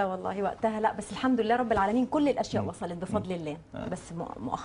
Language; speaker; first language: Arabic; native; Arabic